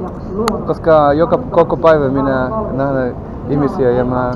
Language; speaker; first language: Finnish; non-native, learner; Portuguese